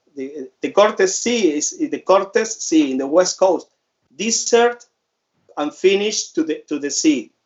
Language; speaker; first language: English; non-native, fluent; Spanish